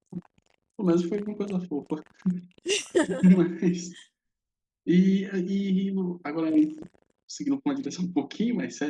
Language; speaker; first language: Portuguese; native; Portuguese